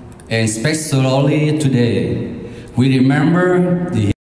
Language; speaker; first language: English; non-native, learner; Vietnamese